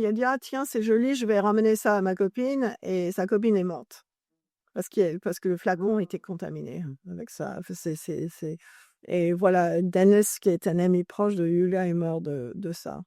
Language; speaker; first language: French; non-native, fluent; English